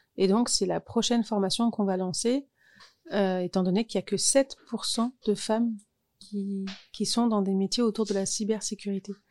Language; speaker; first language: French; native; French